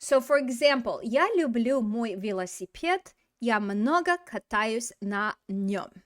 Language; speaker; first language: Russian; non-native, fluent; English